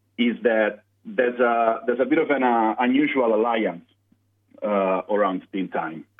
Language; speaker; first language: Italian; native; Italian